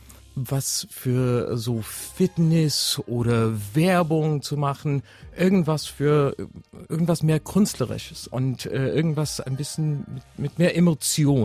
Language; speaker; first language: German; non-native, fluent; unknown